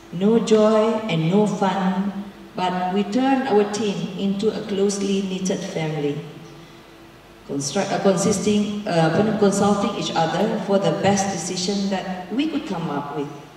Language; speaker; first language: English; non-native, local second language; Malay